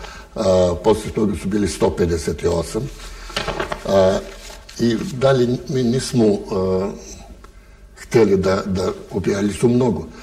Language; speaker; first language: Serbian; early bilingual, heritage; Bulgarian